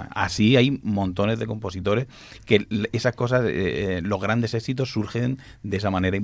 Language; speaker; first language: Spanish; native; Spanish